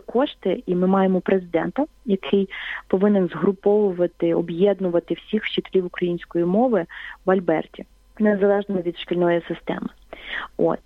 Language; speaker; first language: Ukrainian; native; Ukrainian